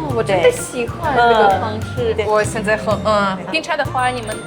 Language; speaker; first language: Chinese; non-native, fluent; Russian